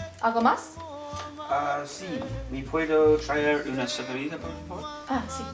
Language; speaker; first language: Spanish; non-native, learner; English